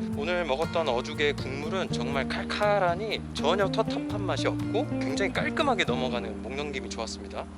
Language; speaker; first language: Korean; native; Korean